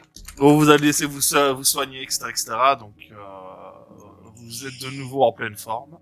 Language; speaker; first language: French; native; French